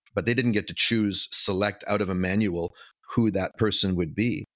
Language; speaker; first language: English; native; English